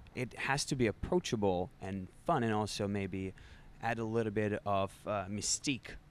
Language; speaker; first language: English; non-native, fluent; Russian